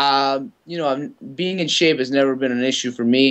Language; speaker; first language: English; native; English